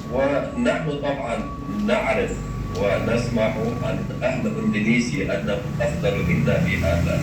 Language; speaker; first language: Arabic; non-native, fluent; Chechen